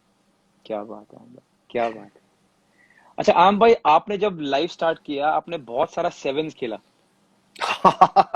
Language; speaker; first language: Hindi; native; Hindi